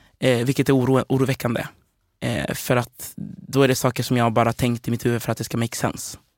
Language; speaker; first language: Swedish; early bilingual, other home language; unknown